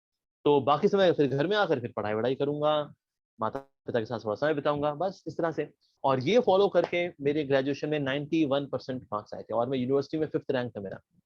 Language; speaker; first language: Hindi; native; Hindi